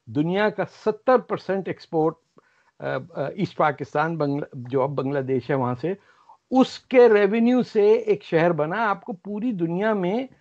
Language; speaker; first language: Urdu; native; Urdu